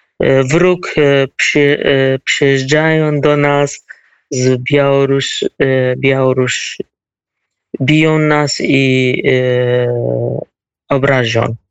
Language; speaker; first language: Polish; non-native, learner; Kurdish